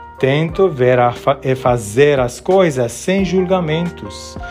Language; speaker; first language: Portuguese; non-native, fluent; Armenian